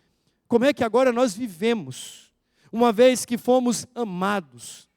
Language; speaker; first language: Portuguese; native; Portuguese